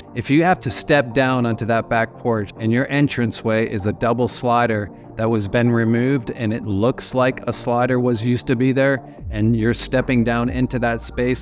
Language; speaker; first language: English; native; English